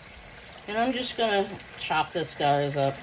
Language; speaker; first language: English; native; English